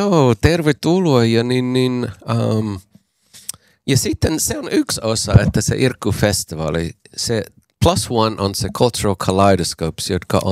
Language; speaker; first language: Finnish; non-native, learner; English